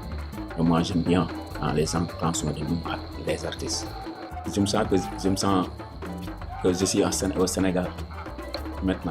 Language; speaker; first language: French; non-native, local second language; Wolof